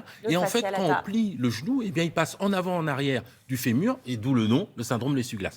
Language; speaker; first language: French; native; French